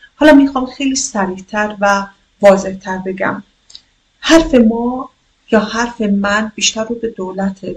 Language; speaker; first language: Persian; non-native, local second language; Kurdish